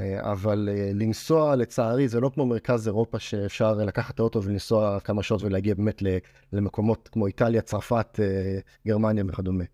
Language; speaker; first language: Hebrew; native; Hebrew